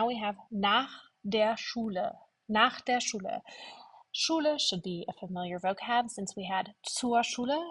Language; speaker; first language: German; non-native, fluent; English